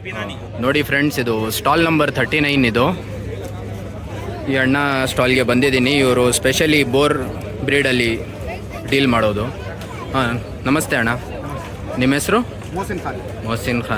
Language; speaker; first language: Kannada; non-native, local second language; Urdu